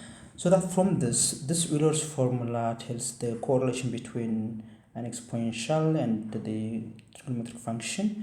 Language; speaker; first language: English; non-native, fluent; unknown